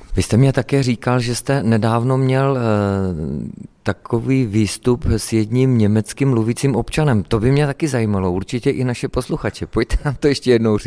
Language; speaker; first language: Czech; native; Czech